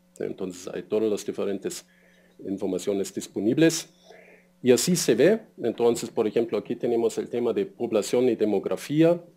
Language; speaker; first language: Spanish; non-native, fluent; German